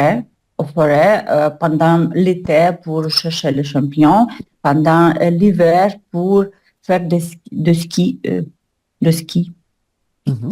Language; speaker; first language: French; non-native, learner; Russian